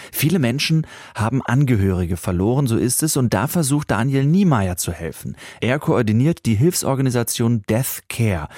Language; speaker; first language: German; native; German